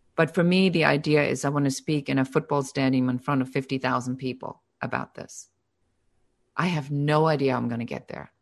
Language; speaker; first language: English; non-native, fluent; German